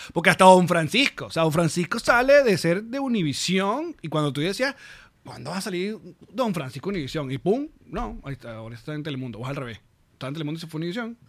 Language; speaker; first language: Spanish; native; Spanish